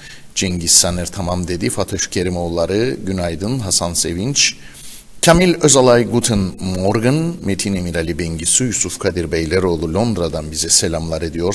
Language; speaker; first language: Turkish; native; Turkish